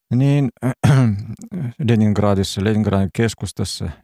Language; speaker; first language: Finnish; non-native, fluent; Russian